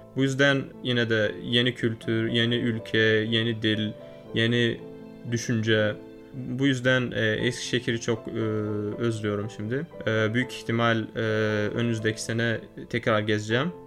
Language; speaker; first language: Turkish; non-native, fluent; Turkmen